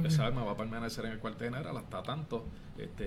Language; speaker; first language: Spanish; native; Spanish